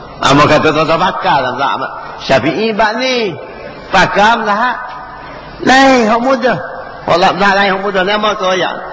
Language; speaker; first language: Malay; native; Malay